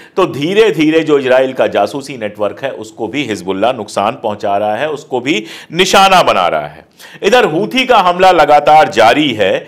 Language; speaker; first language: Hindi; native; Hindi